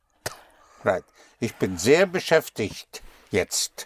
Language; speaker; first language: German; non-native, fluent; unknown